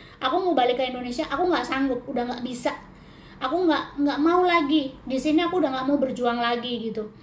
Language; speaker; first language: Indonesian; native; Indonesian